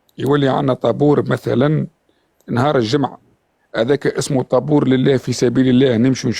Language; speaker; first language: Arabic; native; Arabic